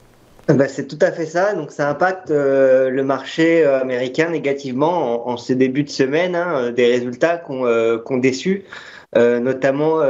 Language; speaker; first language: French; native; French